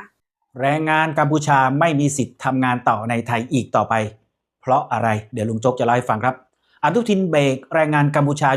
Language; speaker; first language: Thai; native; Thai